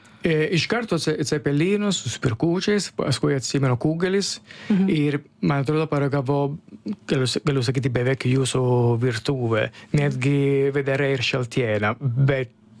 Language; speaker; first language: Lithuanian; non-native, fluent; Italian